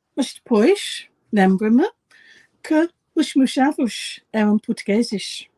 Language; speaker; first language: Portuguese; non-native, learner; English